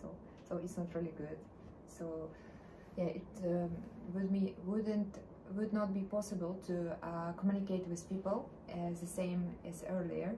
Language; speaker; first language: English; non-native, learner; Russian